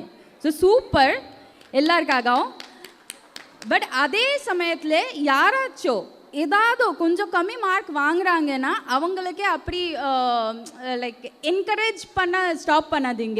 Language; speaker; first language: Tamil; non-native, local second language; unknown